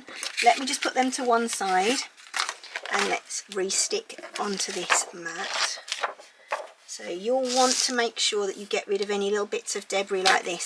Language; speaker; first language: English; native; English